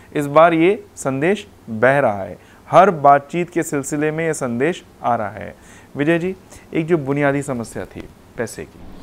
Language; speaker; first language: Hindi; non-native, local second language; Punjabi